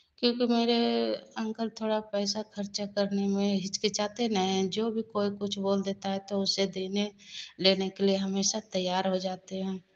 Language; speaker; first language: Hindi; native; Hindi